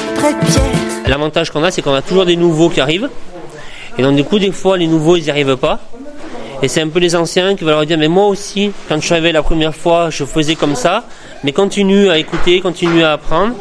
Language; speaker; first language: French; native; French